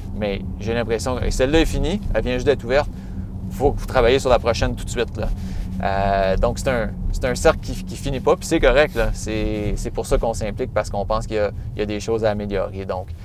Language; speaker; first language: French; native; French